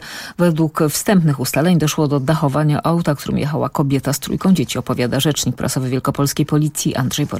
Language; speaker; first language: Polish; native; Polish